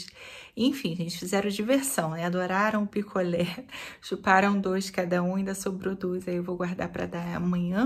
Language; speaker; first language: Portuguese; native; Portuguese